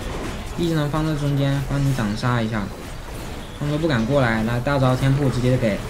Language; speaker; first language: Chinese; native; Chinese